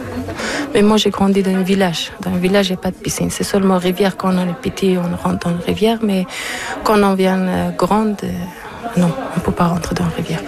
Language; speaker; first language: French; non-native, learner; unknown